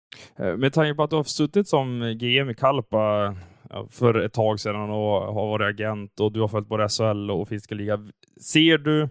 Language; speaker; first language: Swedish; native; Swedish